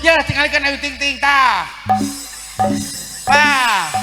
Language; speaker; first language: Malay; non-native, local second language; Sundanese